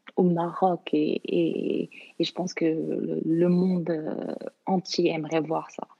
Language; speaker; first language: French; early bilingual, other home language; Arabic